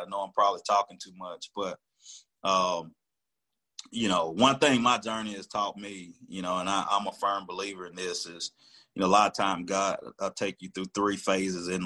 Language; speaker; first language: English; native; English